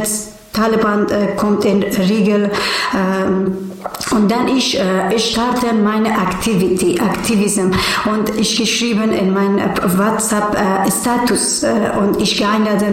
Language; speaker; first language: German; non-native, learner; Persian